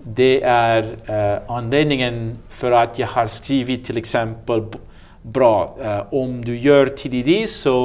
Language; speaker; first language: Swedish; non-native, learner; English